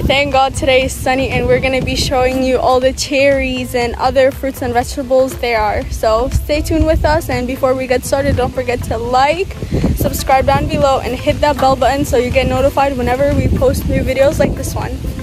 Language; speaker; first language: English; early bilingual, other home language; Persian